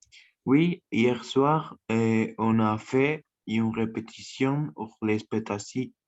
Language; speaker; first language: French; non-native, learner; Spanish